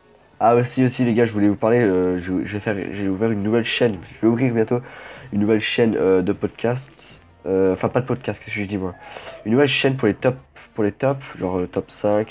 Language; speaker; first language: French; native; French